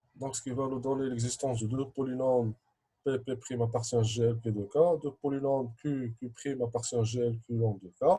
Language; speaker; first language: French; non-native, local second language; Arabic